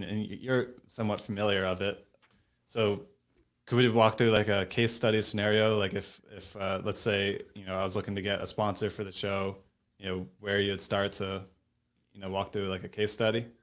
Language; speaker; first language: English; native; English